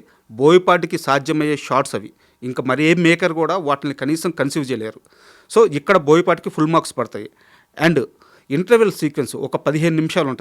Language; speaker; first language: Telugu; native; Telugu